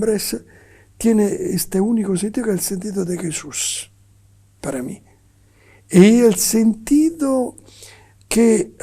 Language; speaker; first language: Spanish; non-native, fluent; Italian